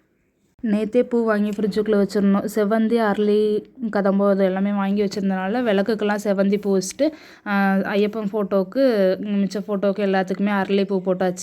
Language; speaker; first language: Tamil; native; Tamil